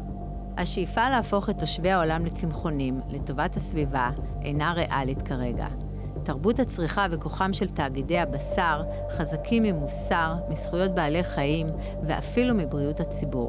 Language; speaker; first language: Hebrew; native; Hebrew